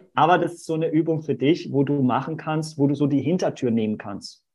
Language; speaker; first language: German; early bilingual, other home language; Portuguese